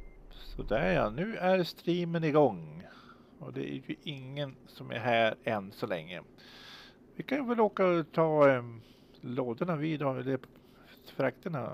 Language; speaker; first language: Swedish; native; Swedish